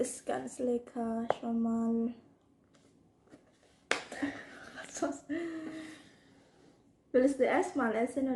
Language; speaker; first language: German; non-native, learner; Indonesian